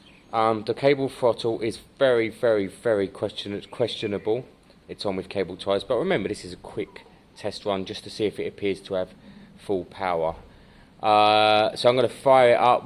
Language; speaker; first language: English; native; English